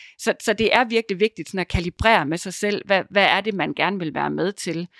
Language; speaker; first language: Danish; native; Danish